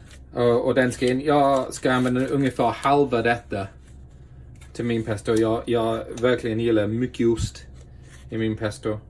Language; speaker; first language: Swedish; non-native, fluent; English